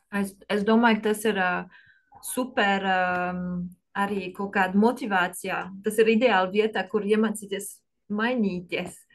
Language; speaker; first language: Latvian; non-native, learner; French